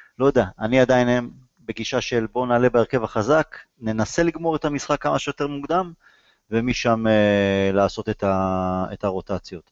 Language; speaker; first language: Hebrew; native; Hebrew